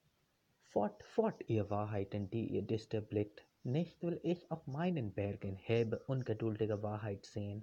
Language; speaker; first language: German; non-native, fluent; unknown